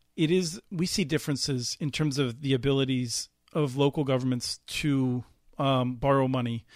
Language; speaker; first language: English; native; English